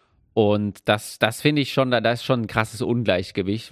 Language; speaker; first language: German; native; German